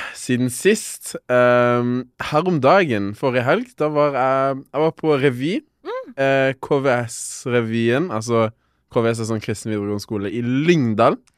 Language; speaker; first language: Norwegian; early bilingual, other home language; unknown